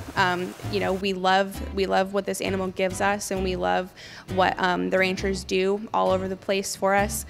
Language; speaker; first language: English; native; English